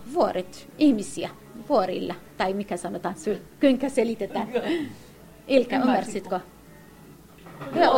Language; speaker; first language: Finnish; non-native, learner; Kurdish